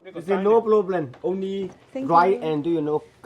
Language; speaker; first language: English; non-native, learner; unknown